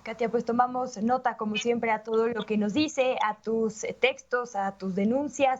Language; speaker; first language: Spanish; native; Spanish